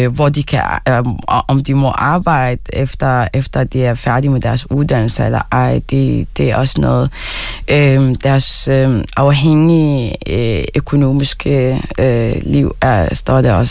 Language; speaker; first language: Danish; non-native, fluent; Arabic